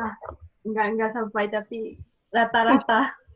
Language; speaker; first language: Indonesian; non-native, fluent; Japanese